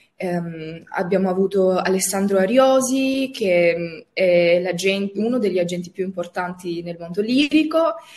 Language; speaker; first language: Italian; non-native, fluent; Albanian